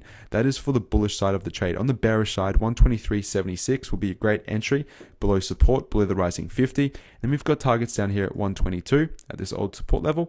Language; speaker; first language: English; native; English